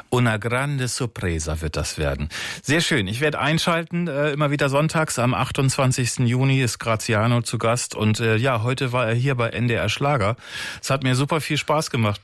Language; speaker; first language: German; native; German